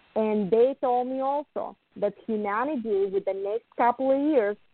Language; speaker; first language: English; non-native, fluent; Bulgarian